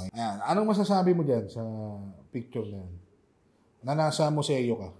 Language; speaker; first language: Filipino; native; Filipino